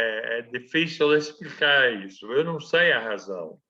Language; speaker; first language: Portuguese; non-native, fluent; English